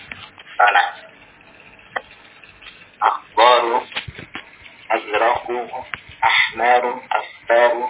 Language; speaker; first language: Arabic; non-native, learner; Indonesian